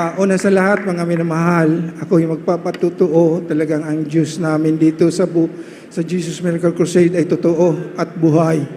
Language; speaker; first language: Filipino; non-native, local second language; Cebuano